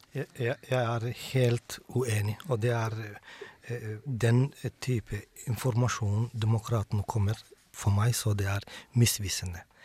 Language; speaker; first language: Norwegian; non-native, fluent; Somali